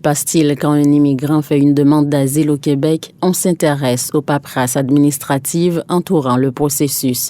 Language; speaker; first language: French; native; French